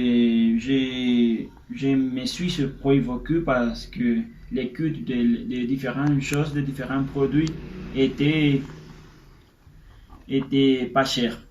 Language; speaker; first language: French; non-native, learner; Spanish